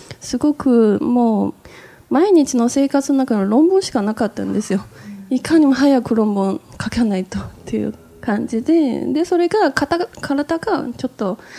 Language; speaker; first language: Japanese; non-native, fluent; Chinese